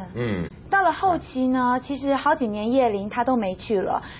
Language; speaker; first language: Chinese; native; Chinese